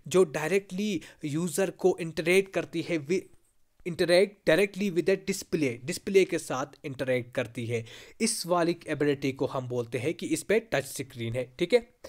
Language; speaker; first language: Hindi; non-native, local second language; Kashmiri